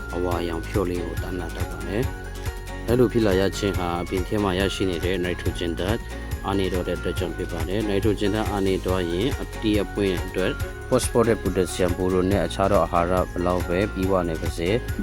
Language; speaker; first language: Burmese; non-native, local second language; Kachin